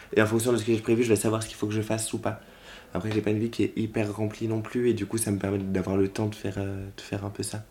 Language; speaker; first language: French; native; French